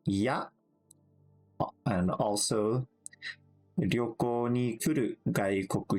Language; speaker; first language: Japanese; non-native, fluent; English